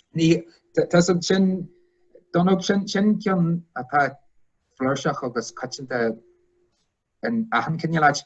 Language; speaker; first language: Irish; non-native, local second language; English